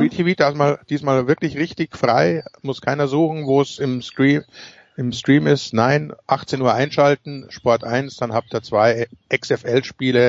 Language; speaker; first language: German; native; German